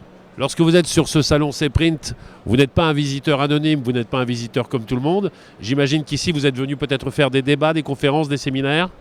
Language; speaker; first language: French; native; French